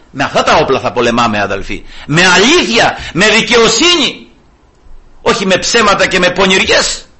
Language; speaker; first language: Greek; early bilingual, heritage; Greek